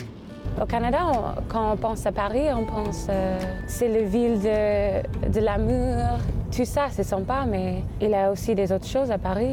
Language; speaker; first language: French; non-native, learner; English